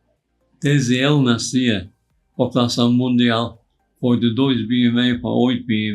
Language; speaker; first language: Portuguese; non-native, fluent; English